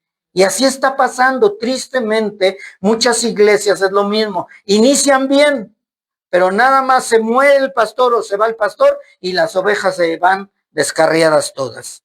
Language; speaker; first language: Spanish; native; Spanish